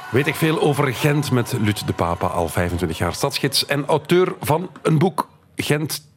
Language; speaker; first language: Dutch; native; Dutch